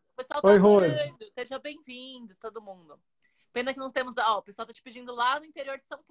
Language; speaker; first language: Portuguese; native; Portuguese